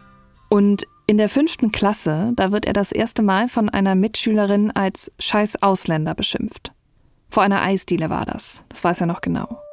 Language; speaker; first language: German; native; German